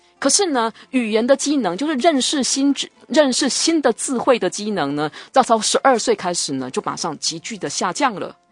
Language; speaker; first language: Chinese; non-native, local second language; Min Nan Chinese